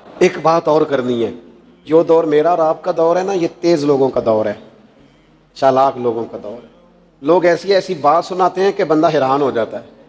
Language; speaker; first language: Urdu; non-native, local second language; Punjabi